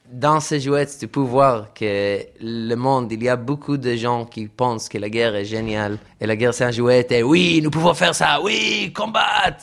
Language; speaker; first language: French; non-native, learner; Hebrew